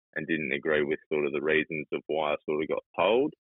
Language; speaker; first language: English; native; English